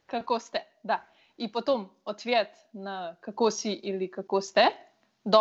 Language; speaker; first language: Russian; non-native, learner; Slovenian